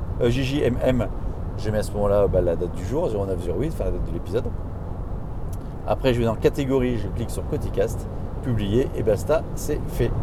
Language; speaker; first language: French; native; French